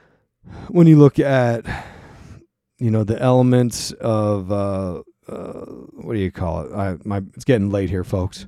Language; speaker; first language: English; native; English